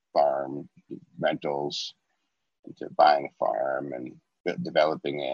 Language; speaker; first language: English; native; English